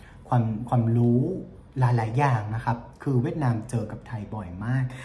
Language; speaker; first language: Thai; non-native, fluent; Vietnamese